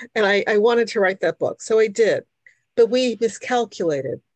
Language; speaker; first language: English; early bilingual, other home language; Hungarian